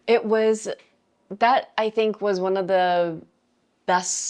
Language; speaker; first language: English; native; English